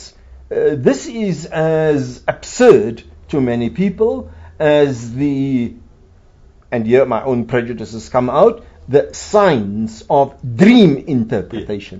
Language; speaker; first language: English; non-native, local second language; Afrikaans